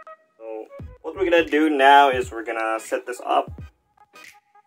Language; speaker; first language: English; non-native, local second language; Filipino